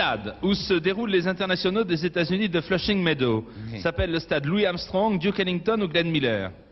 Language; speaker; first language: French; native; French